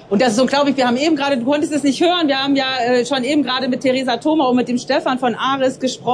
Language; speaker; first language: German; native; German